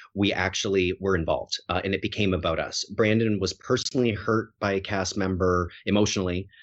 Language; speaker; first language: English; native; English